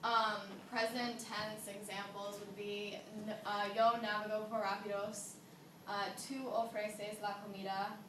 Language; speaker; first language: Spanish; non-native, learner; English